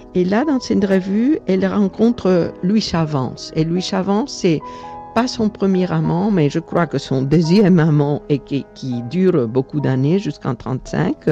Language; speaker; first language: French; non-native, fluent; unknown